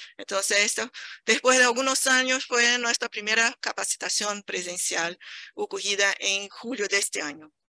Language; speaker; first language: Spanish; non-native, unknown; Portuguese